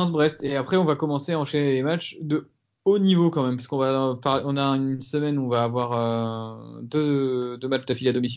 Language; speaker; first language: French; native; French